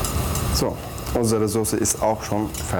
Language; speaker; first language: German; non-native, learner; Turkish